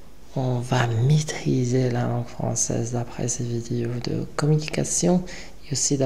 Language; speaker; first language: French; non-native, local second language; Arabic